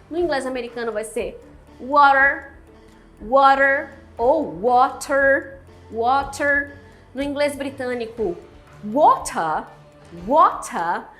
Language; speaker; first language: Portuguese; native; Portuguese